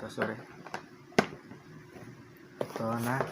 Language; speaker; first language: Filipino; non-native, local second language; Cebuano